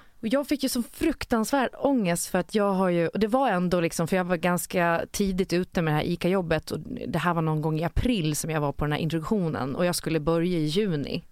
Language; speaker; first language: Swedish; native; Swedish